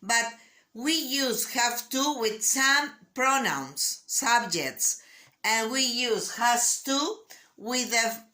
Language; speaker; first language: English; non-native, learner; Spanish